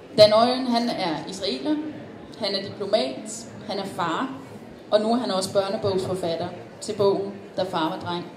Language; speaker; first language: Danish; native; Danish